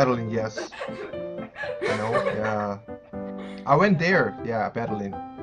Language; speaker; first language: English; non-native, fluent; Korean